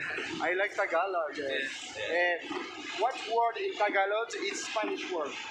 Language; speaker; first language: English; non-native, learner; French